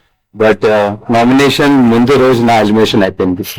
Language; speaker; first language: Telugu; non-native, learner; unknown